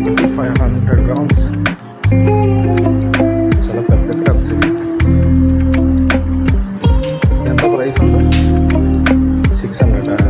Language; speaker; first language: Telugu; native; Telugu